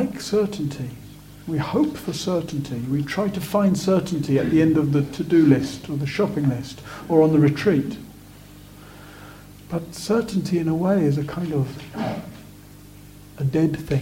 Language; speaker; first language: English; native; English